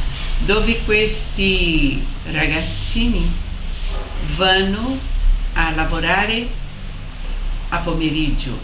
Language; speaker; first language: Italian; non-native, fluent; Portuguese